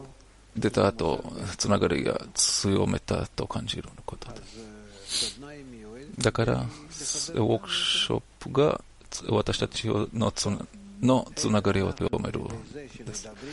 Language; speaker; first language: Japanese; non-native, learner; Hebrew